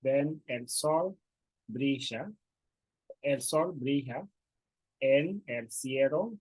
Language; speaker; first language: Spanish; non-native, learner; Swahili